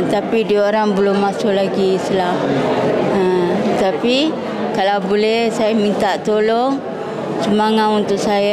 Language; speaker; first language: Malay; non-native, local second language; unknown